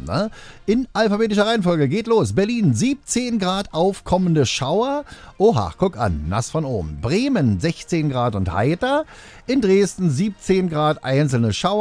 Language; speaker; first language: German; native; German